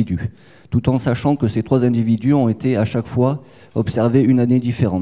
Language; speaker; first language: French; native; French